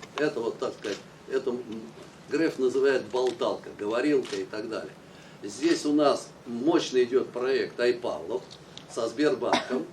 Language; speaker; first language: Russian; native; Russian